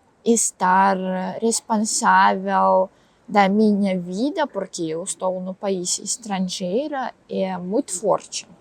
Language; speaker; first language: Portuguese; non-native, learner; Russian